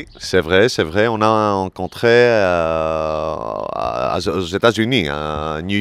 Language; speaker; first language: French; non-native, learner; Greek